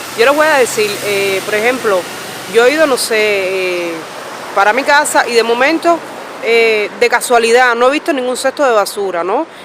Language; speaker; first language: Spanish; native; Spanish